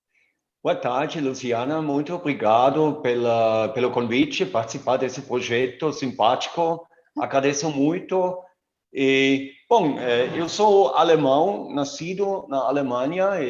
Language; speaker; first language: Portuguese; non-native, fluent; German